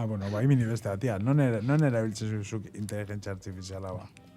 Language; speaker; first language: Basque; native; Basque